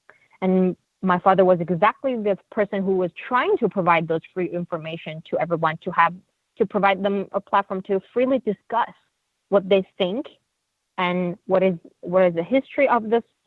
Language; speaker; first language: English; non-native, fluent; Uyghur